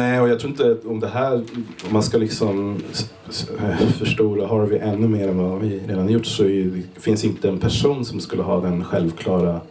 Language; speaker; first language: Swedish; native; Swedish